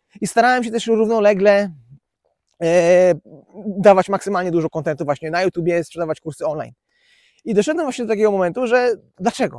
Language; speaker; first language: Polish; native; Polish